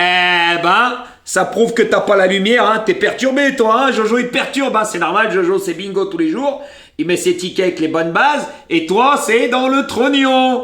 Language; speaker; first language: French; native; French